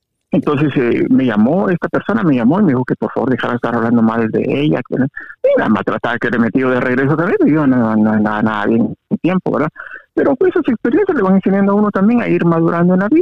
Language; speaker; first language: Spanish; native; Spanish